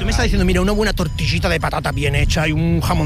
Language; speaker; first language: Spanish; native; Spanish